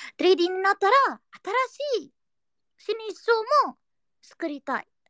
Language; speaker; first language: Japanese; non-native, learner; Indonesian